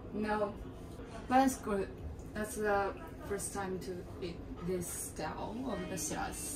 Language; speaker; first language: English; non-native, learner; Chinese